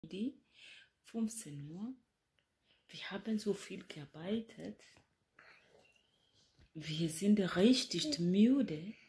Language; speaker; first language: German; non-native, fluent; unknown